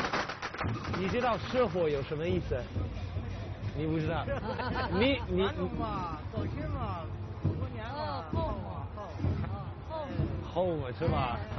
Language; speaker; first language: Chinese; non-native, learner; English